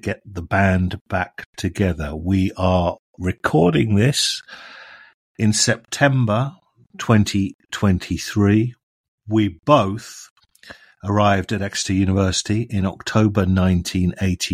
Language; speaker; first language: English; native; English